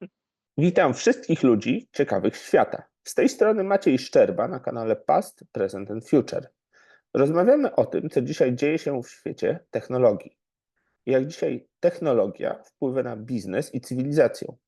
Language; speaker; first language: Polish; native; Polish